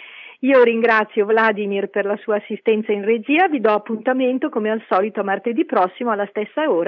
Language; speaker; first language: Italian; native; Italian